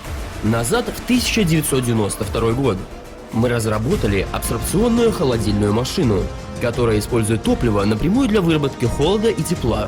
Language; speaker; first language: Russian; native; Russian